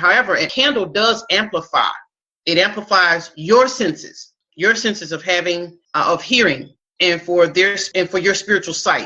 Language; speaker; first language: English; native; English